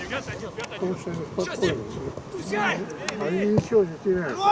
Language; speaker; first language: Russian; native; Russian